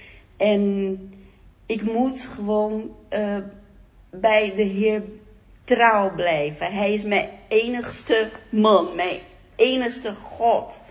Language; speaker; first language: Dutch; non-native, fluent; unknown